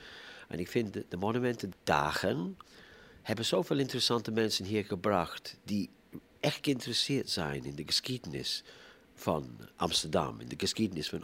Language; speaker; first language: Dutch; non-native, fluent; English